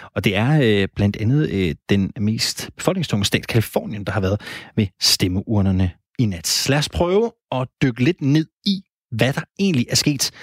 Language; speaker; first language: Danish; native; Danish